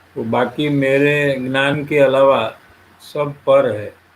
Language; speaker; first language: Hindi; non-native, local second language; Gujarati